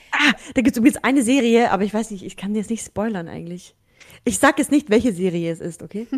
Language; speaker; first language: German; early bilingual, other home language; Russian